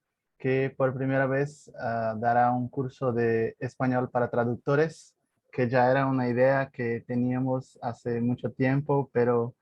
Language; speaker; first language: Spanish; non-native, fluent; Portuguese